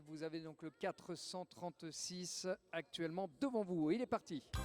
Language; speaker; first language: French; native; French